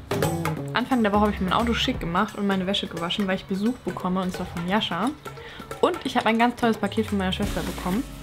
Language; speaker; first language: German; native; German